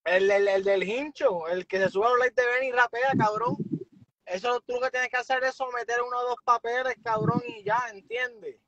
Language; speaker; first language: Spanish; native; Spanish